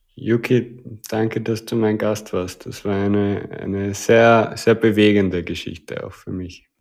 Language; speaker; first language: German; native; German